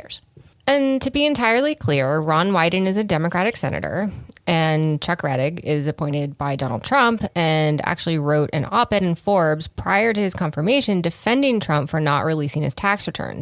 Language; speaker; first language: English; native; English